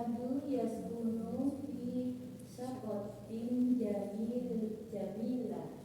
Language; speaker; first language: Arabic; non-native, learner; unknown